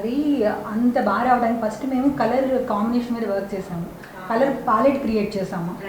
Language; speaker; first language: Telugu; native; Telugu